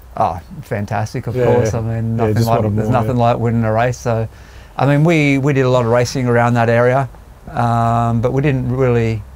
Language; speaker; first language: English; native; English